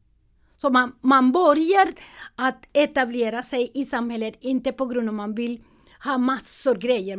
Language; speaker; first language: Swedish; non-native, learner; Spanish